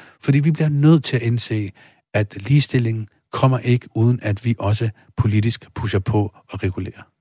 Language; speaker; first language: Danish; early bilingual, other home language; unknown